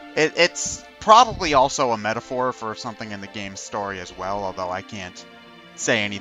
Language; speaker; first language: English; native; English